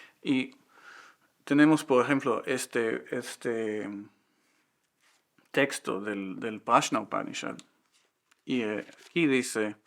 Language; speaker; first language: Spanish; non-native, fluent; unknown